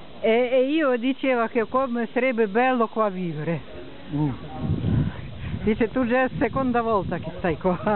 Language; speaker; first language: Italian; non-native, learner; Ukrainian